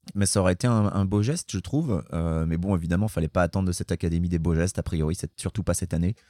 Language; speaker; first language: French; native; French